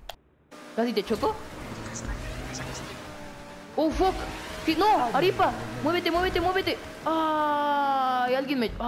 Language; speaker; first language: Spanish; native; Spanish